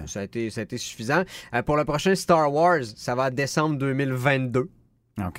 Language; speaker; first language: French; native; French